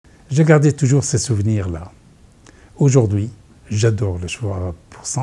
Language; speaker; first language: French; non-native, fluent; Arabic